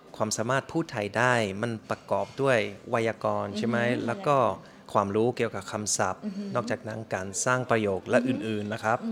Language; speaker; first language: Thai; non-native, fluent; German